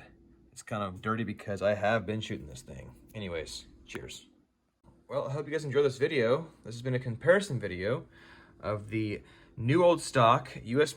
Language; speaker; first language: English; native; English